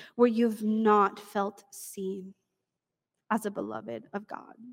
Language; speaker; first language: English; early bilingual, other home language; Spanish